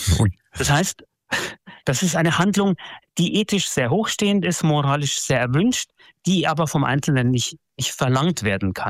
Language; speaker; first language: German; native; German